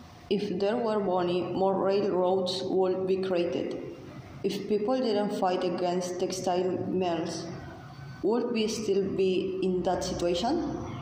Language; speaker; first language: English; non-native, learner; Spanish